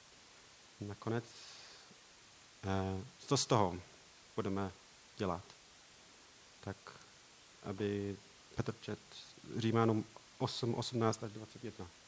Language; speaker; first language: Czech; non-native, learner; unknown